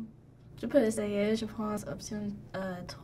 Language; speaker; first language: French; non-native, learner; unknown